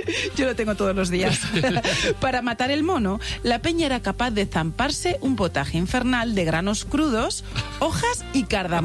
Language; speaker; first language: Spanish; native; Spanish